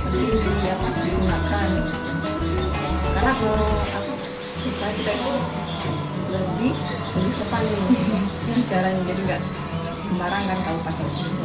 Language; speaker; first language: Indonesian; non-native, local second language; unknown